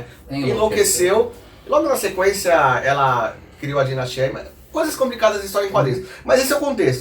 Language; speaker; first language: Portuguese; native; Portuguese